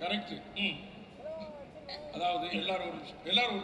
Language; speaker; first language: Tamil; native; Tamil